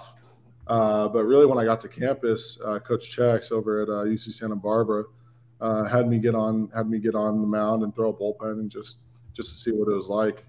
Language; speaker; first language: English; native; English